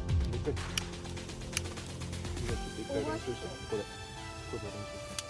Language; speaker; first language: Japanese; native; Japanese